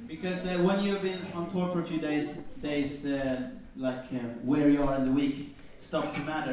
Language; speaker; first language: English; non-native, fluent; Mandingo